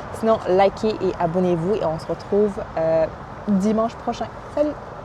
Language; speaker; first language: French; non-native, local second language; Arabic